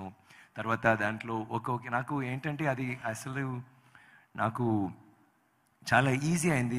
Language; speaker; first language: Telugu; non-native, learner; Tamil